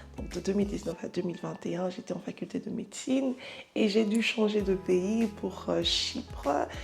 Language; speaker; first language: French; non-native, local second language; Lingala